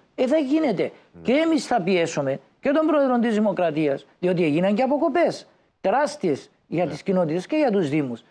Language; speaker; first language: Greek; native; Greek